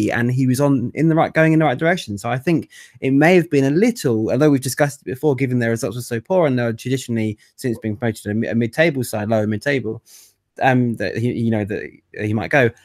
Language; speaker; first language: English; native; English